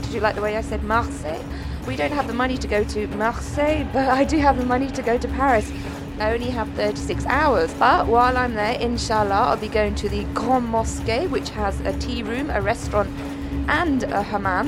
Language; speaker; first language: English; native; English